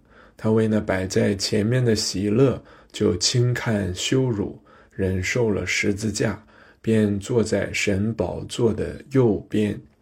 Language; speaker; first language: Chinese; native; Chinese